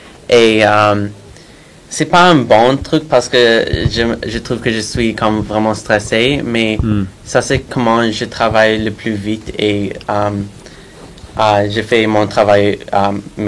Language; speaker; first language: French; non-native, local second language; English